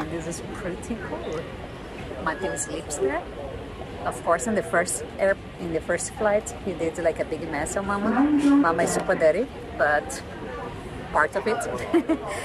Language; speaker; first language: English; non-native, fluent; Portuguese